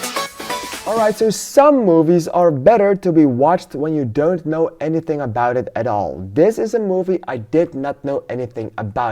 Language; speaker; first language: English; non-native, fluent; Dutch